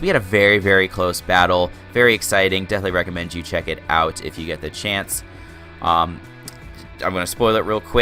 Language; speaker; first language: English; native; English